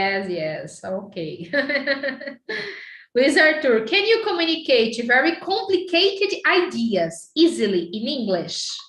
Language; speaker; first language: English; non-native, fluent; Portuguese